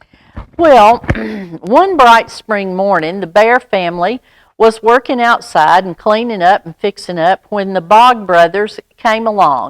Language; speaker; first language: English; native; English